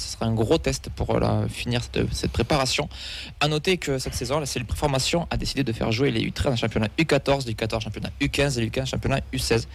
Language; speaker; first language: French; native; French